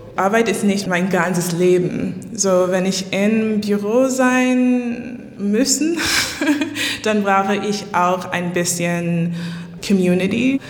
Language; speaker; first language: German; non-native, fluent; English